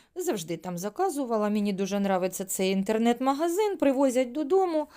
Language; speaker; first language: Ukrainian; native; Ukrainian